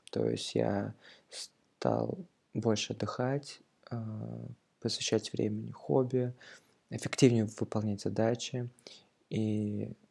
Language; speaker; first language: Russian; native; Russian